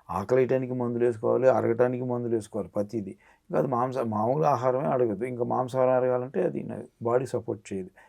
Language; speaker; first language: Telugu; native; Telugu